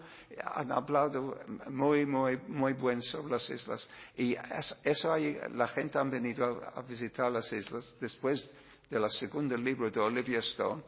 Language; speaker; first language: Spanish; non-native, learner; English